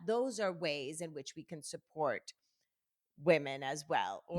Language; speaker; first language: English; native; English